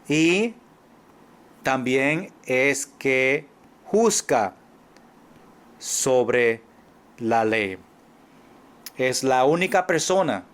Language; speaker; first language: Spanish; non-native, fluent; English